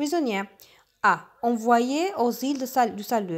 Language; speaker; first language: French; non-native, learner; Albanian